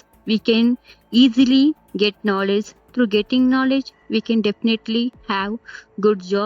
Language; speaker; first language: English; non-native, learner; Kannada